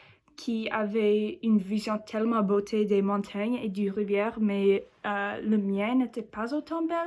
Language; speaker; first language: French; non-native, learner; English